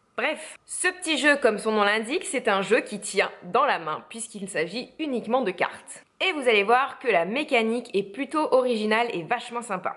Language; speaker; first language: French; native; French